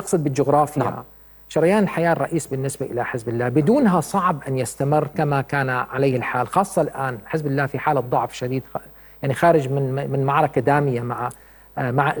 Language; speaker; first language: Arabic; native; Arabic